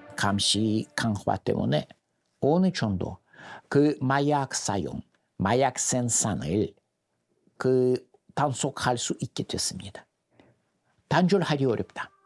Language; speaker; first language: Korean; non-native, fluent; Russian